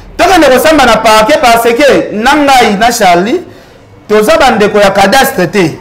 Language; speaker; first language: Lingala; native; Lingala